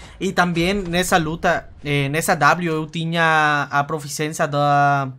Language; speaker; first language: Portuguese; non-native, fluent; Spanish